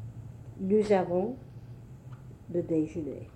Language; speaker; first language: French; non-native, learner; English